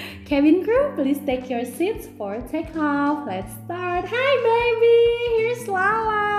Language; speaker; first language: English; non-native, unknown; Indonesian